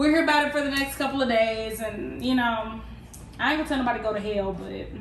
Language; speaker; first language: English; native; English